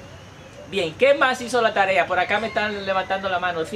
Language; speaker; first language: Spanish; native; Spanish